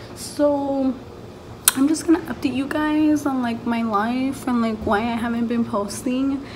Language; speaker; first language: English; early bilingual, other home language; Spanish